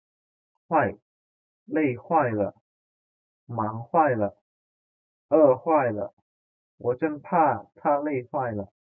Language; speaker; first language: Chinese; non-native, fluent; Indonesian